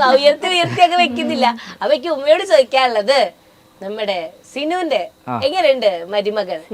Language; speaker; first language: Malayalam; native; Malayalam